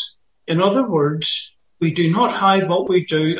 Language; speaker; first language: English; native; English